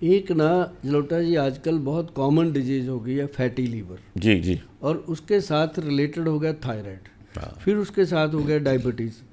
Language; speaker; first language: Hindi; native; Hindi